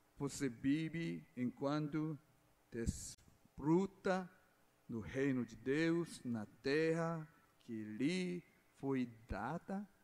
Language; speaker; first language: Portuguese; non-native, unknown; Korean